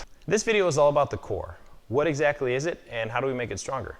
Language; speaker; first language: English; native; English